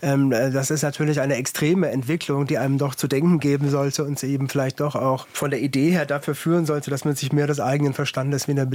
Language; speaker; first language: German; native; German